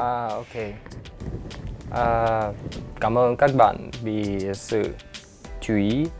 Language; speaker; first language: Vietnamese; non-native, learner; Ukrainian